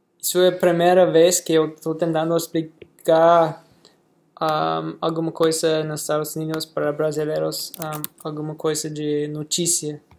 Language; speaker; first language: Portuguese; non-native, learner; English